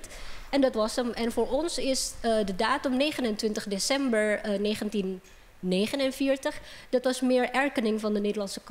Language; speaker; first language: Dutch; non-native, fluent; Indonesian